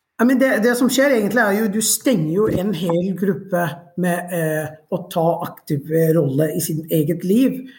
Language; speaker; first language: Norwegian; non-native, fluent; Somali